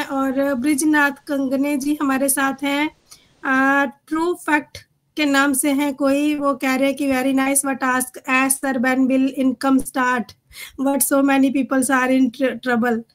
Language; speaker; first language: Hindi; native; Hindi